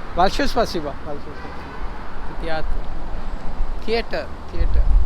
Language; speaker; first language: Russian; non-native, learner; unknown